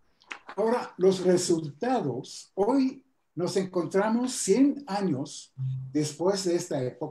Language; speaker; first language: Spanish; non-native, fluent; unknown